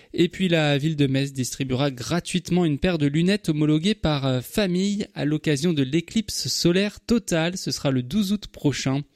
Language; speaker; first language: French; native; French